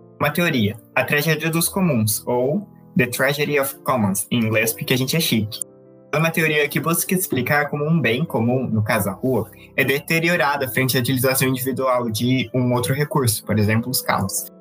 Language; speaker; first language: Portuguese; native; Portuguese